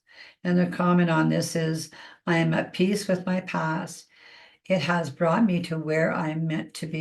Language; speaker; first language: English; native; English